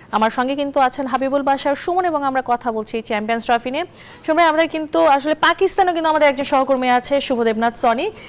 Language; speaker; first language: Bangla; native; Bangla